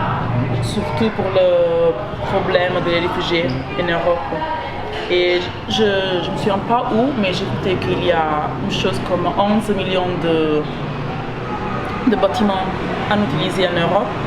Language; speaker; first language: French; non-native, fluent; Italian